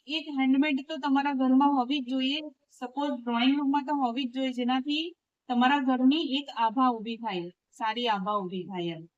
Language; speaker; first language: Gujarati; native; Gujarati